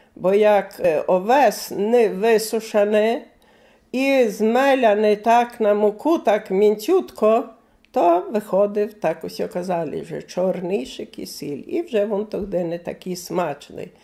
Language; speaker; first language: Ukrainian; native; Ukrainian